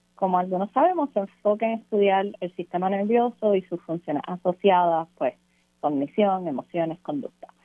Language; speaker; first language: Spanish; native; Spanish